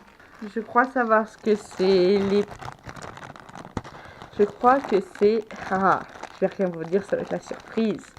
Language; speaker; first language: French; native; French